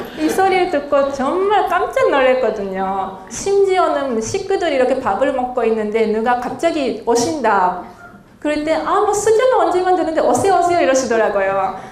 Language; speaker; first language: Korean; non-native, fluent; Japanese